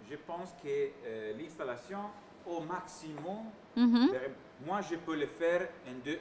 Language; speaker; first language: French; non-native, fluent; Italian